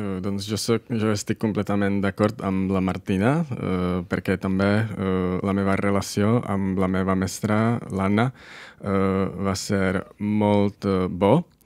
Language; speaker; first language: Catalan; non-native, learner; Czech